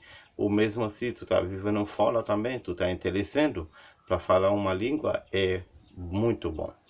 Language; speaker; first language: Portuguese; non-native, learner; Haitian Creole